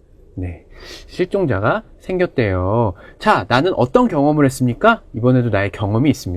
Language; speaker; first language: Korean; native; Korean